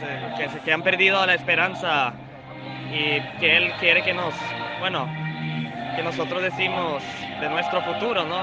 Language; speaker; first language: Spanish; non-native, fluent; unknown